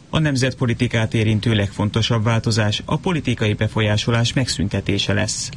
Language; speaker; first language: Hungarian; native; Hungarian